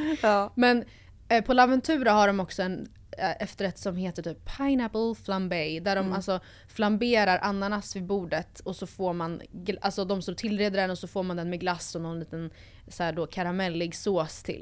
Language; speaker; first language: Swedish; native; Swedish